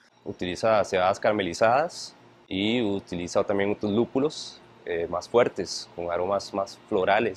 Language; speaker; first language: Spanish; native; Spanish